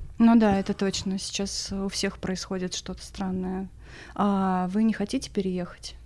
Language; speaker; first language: Russian; native; Russian